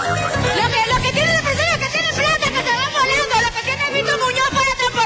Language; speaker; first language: Spanish; native; Spanish